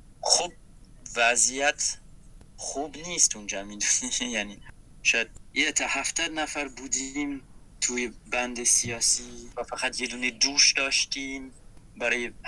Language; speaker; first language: Persian; non-native, fluent; French